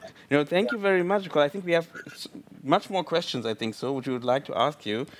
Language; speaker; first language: English; non-native, fluent; German